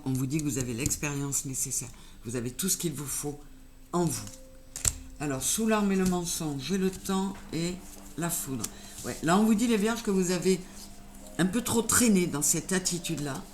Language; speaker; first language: French; native; French